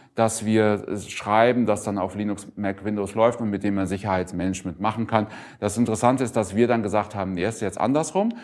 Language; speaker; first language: German; native; German